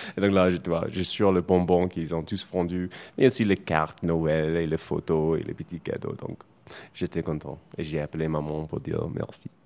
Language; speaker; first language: French; non-native, fluent; English